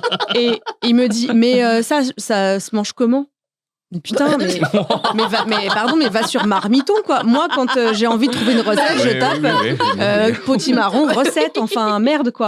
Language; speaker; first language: French; native; French